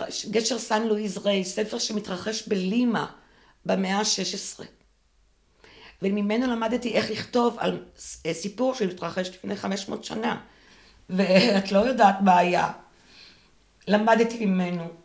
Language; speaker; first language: Hebrew; non-native, local second language; French